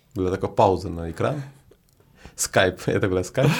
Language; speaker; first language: Russian; non-native, fluent; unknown